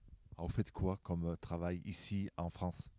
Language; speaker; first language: French; native; French